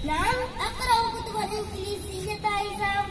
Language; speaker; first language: Arabic; non-native, learner; Urdu